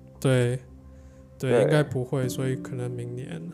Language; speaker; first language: Chinese; non-native, learner; English